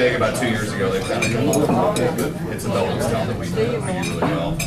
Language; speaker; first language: English; native; English